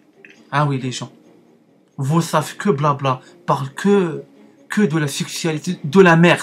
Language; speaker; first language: French; non-native, learner; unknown